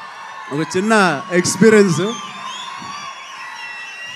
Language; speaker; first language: Telugu; native; Telugu